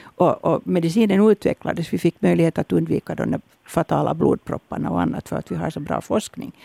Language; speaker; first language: Swedish; native; Swedish